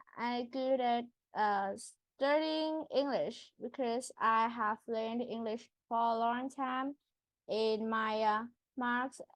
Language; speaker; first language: English; non-native, learner; Vietnamese